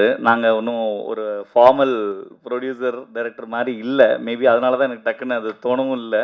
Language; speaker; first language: Tamil; native; Tamil